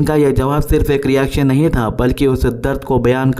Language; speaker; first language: Hindi; native; Hindi